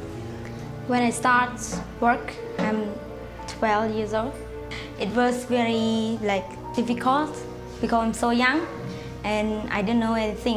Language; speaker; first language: English; non-native, learner; Khmer